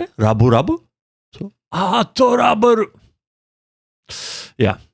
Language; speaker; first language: Japanese; non-native, learner; English